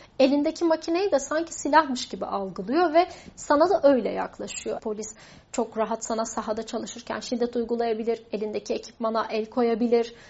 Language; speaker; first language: Turkish; non-native, local second language; Kurdish